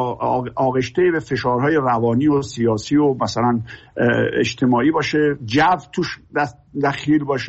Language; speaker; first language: Persian; native; Persian